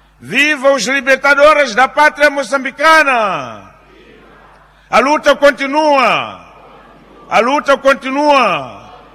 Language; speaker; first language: Portuguese; non-native, local second language; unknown